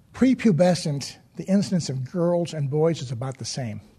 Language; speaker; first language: English; native; English